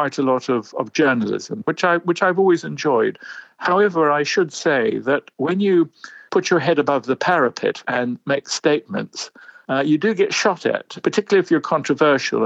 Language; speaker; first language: English; native; English